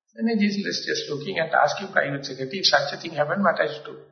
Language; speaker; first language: English; non-native, local second language; Sinhala